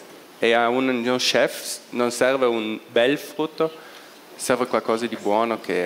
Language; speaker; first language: Italian; non-native, local second language; German